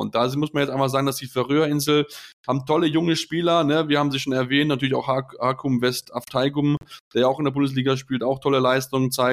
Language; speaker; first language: German; native; German